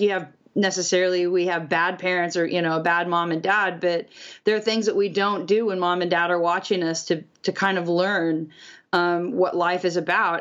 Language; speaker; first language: English; native; English